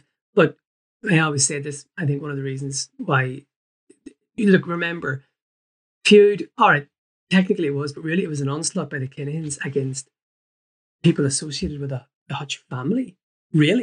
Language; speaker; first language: English; native; English